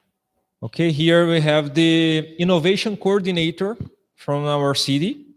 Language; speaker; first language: English; non-native, fluent; Portuguese